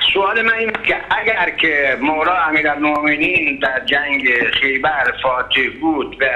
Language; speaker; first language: Persian; native; Persian